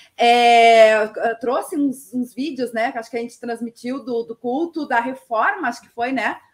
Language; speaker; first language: Portuguese; native; Portuguese